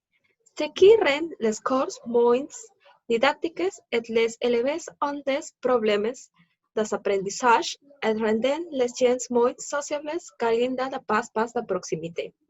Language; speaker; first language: French; non-native, learner; Spanish